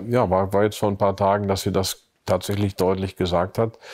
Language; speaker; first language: German; native; German